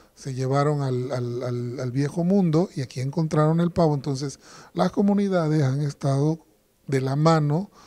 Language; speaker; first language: Spanish; native; Spanish